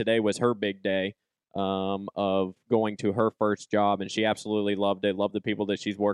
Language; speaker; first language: English; native; English